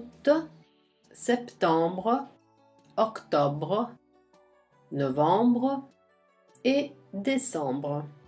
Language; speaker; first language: French; non-native, fluent; Italian